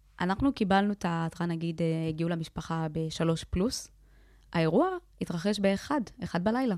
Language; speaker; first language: Hebrew; early bilingual, other home language; Amharic